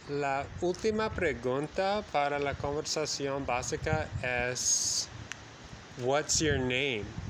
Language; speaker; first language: Spanish; non-native, fluent; English